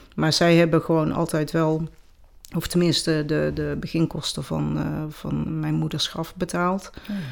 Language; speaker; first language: Dutch; native; Dutch